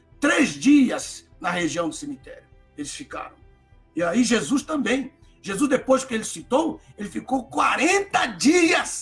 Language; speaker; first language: Portuguese; native; Portuguese